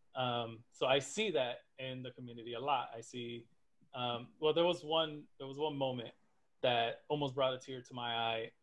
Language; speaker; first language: English; native; English